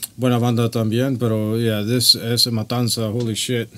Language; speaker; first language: Spanish; non-native, learner; English